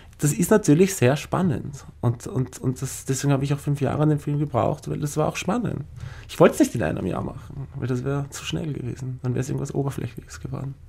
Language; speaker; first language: German; native; German